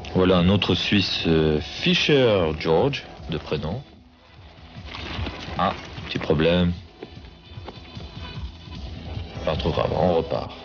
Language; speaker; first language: French; native; French